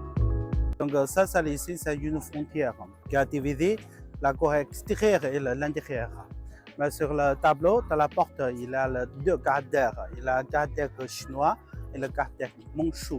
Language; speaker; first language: French; non-native, learner; Chinese